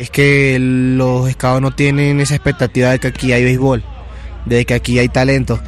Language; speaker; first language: Spanish; native; Spanish